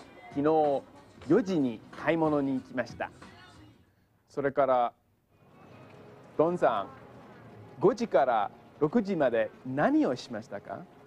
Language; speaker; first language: Japanese; non-native, fluent; English